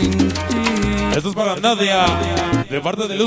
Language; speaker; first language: Spanish; native; Spanish